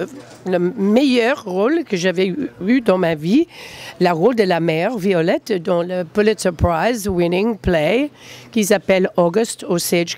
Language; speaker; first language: French; non-native, fluent; English